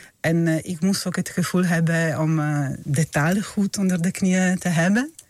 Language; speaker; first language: Dutch; non-native, fluent; Italian